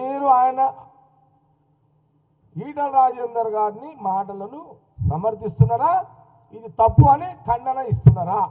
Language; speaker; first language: Telugu; native; Telugu